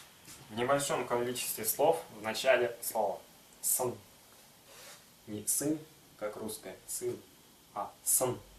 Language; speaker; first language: Russian; non-native, local second language; Tuvinian